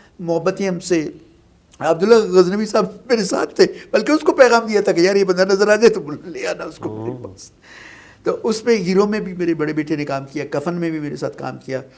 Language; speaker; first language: Urdu; non-native, local second language; Sindhi